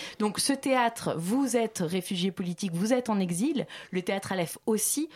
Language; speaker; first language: French; native; French